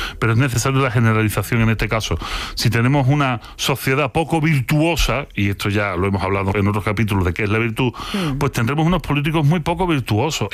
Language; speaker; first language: Spanish; native; Spanish